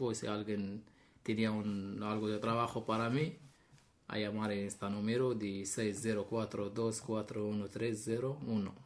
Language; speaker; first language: Spanish; non-native, learner; Arabic